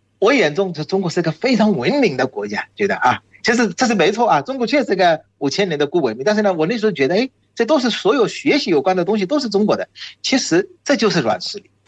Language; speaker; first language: Chinese; non-native, fluent; Bangla